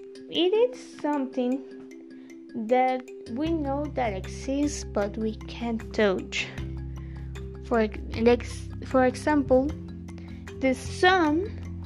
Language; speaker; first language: English; non-native, learner; Spanish